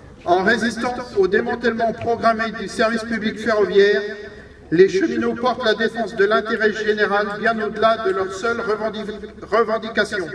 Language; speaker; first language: French; native; French